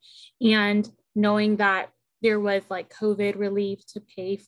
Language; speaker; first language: English; early bilingual, other home language; Spanish